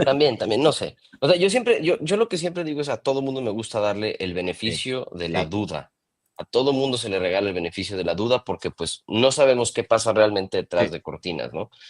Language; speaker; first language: Spanish; native; Spanish